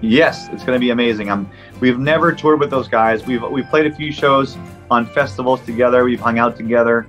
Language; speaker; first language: English; non-native, local second language; French